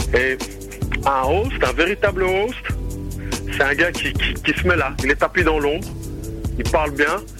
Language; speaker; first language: French; native; French